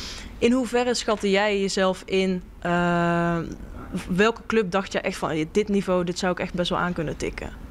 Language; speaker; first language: Dutch; native; Dutch